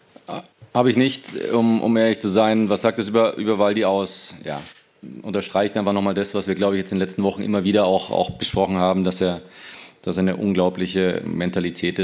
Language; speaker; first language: German; native; German